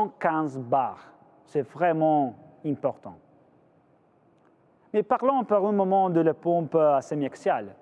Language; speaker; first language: French; non-native, fluent; Italian